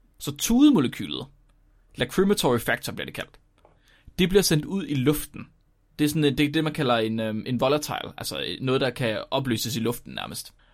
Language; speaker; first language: Danish; native; Danish